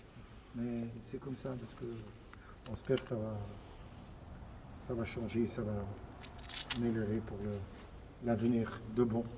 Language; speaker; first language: French; non-native, fluent; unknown